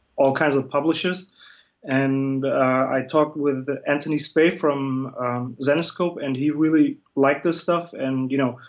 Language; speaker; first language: English; early bilingual, other home language; Kurdish